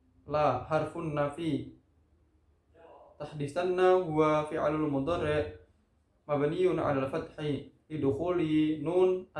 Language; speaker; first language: Arabic; non-native, learner; Indonesian